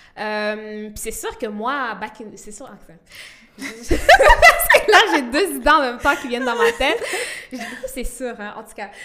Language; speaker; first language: French; early bilingual, other home language; Rundi